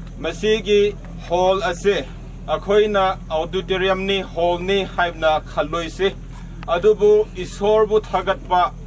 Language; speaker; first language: Manipuri; non-native, local second language; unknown